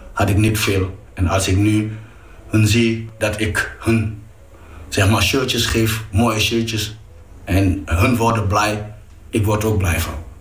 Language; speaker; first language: Dutch; non-native, fluent; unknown